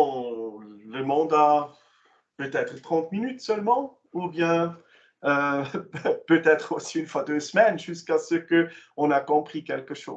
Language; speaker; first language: French; non-native, local second language; German